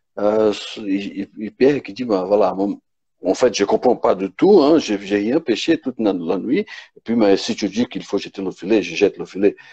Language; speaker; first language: French; non-native, fluent; Portuguese